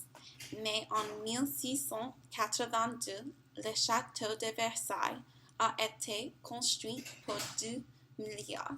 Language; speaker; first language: French; non-native, learner; English